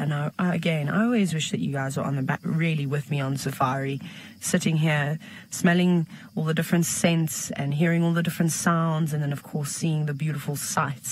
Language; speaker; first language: English; native; English